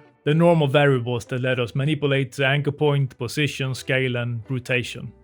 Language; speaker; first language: English; non-native, fluent; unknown